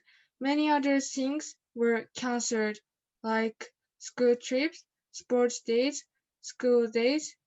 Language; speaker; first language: English; non-native, learner; Japanese